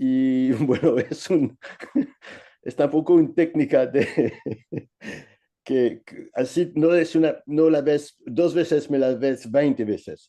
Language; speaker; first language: Spanish; non-native, learner; French